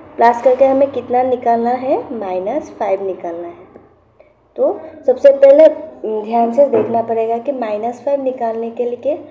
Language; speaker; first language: Hindi; non-native, local second language; Assamese